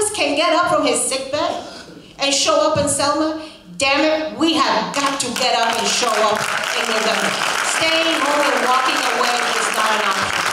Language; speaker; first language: English; non-native, fluent; Spanish